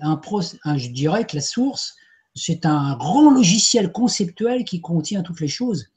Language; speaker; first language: French; native; French